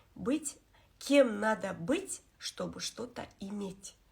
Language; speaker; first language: Russian; non-native, local second language; Kazakh